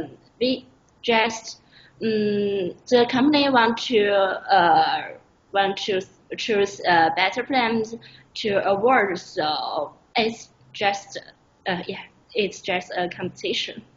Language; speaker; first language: English; non-native, learner; Chinese